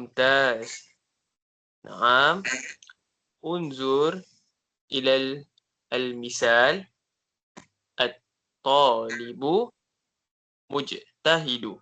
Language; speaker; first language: Arabic; non-native, learner; Malay